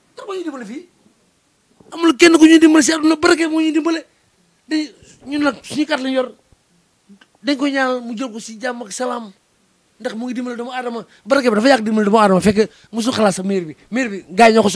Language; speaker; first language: Wolof; native; Wolof